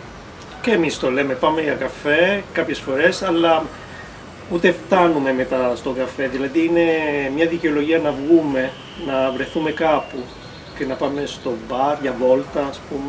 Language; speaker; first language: Greek; non-native, fluent; Italian